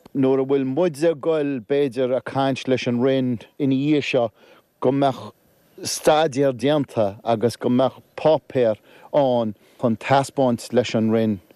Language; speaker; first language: Irish; native; Irish